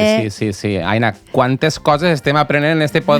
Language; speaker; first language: Catalan; native; Catalan